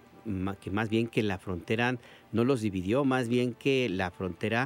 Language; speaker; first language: Spanish; native; Spanish